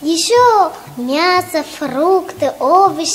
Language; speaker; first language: Russian; non-native, local second language; Tajik